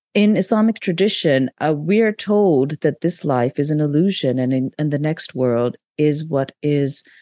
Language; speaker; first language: English; non-native, local second language; Urdu